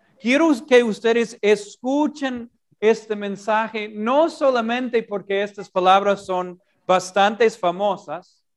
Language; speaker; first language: Spanish; non-native, fluent; English